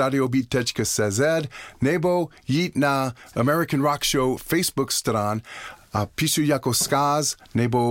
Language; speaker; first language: Czech; non-native, learner; English